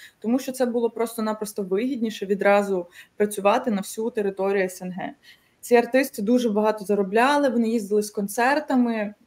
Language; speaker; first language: Ukrainian; native; Ukrainian